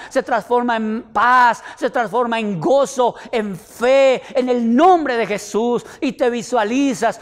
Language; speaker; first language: Spanish; native; Spanish